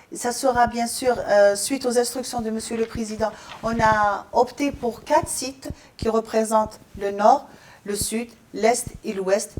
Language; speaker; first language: French; non-native, local second language; Arabic